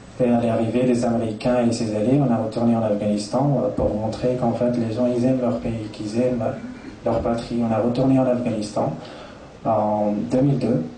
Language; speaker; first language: French; non-native, fluent; Persian